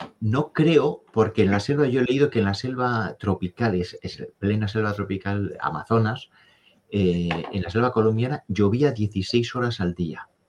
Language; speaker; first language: Spanish; native; Spanish